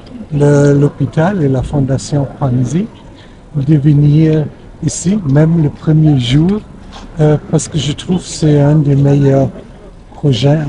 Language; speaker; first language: French; non-native, fluent; German